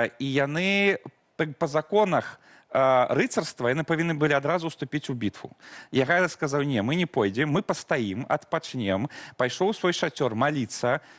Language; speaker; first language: Belarusian; native; Belarusian